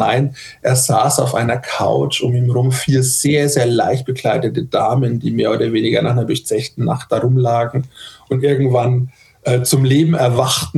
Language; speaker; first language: German; native; German